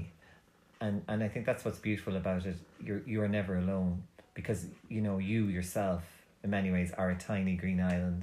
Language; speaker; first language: English; native; English